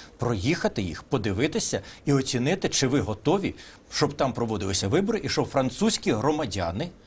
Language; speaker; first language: Ukrainian; native; Ukrainian